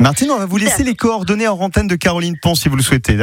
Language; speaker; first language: French; native; French